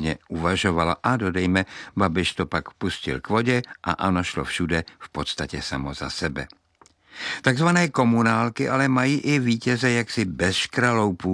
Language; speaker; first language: Czech; native; Czech